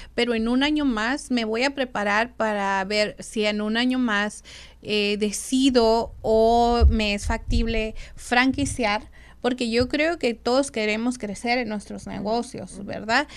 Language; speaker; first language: Spanish; native; Spanish